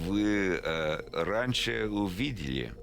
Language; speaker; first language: Russian; non-native, learner; English